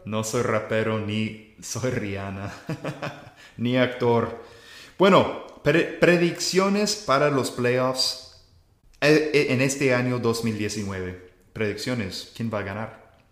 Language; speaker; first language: Spanish; non-native, fluent; English